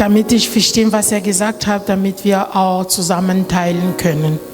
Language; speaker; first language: German; non-native, learner; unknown